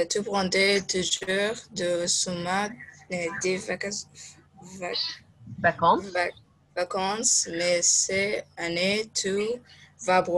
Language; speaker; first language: French; non-native, learner; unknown